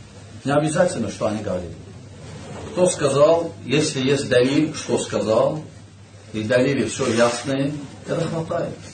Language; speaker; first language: Russian; non-native, learner; Azerbaijani